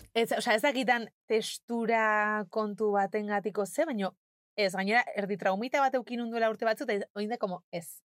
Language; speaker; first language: Basque; non-native, local second language; Spanish